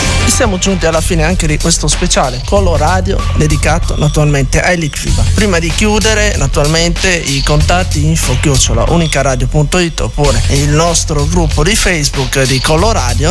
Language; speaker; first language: Italian; native; Italian